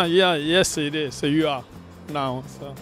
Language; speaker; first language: English; non-native, learner; Korean